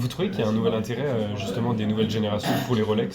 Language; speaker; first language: French; native; French